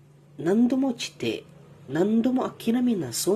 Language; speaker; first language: Japanese; non-native, learner; Indonesian